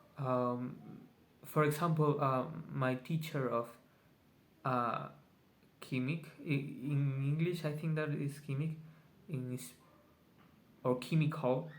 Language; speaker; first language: English; non-native, learner; Spanish